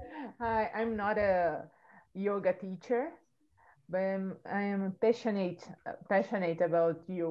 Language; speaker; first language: English; non-native, fluent; Portuguese